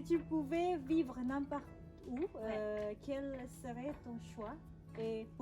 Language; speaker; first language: French; non-native, learner; Indonesian